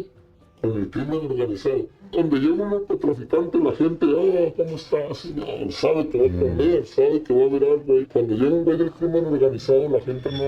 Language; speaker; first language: Spanish; native; Spanish